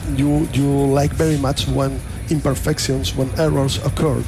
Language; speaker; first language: English; non-native, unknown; Spanish